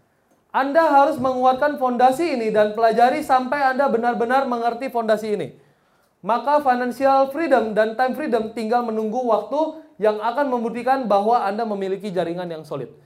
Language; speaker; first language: Indonesian; native; Indonesian